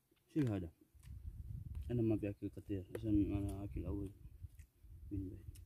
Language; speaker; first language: Arabic; non-native, learner; Indonesian